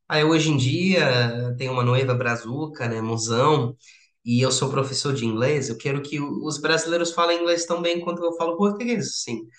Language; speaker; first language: Portuguese; non-native, fluent; English